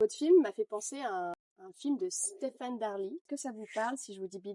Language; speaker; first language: French; native; French